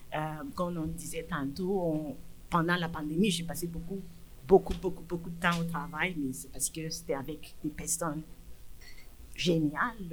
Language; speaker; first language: French; non-native, fluent; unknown